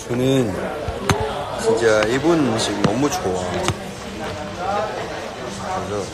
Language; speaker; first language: Korean; non-native, learner; Cantonese